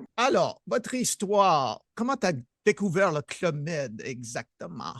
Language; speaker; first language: French; non-native, local second language; English